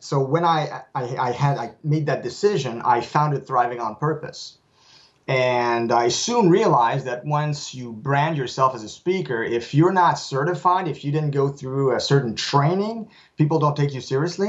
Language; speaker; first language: English; non-native, fluent; French